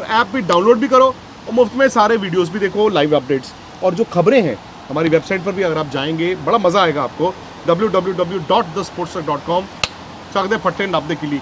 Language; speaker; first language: Hindi; native; Hindi